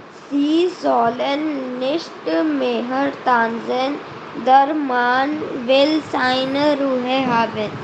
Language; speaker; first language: German; non-native, learner; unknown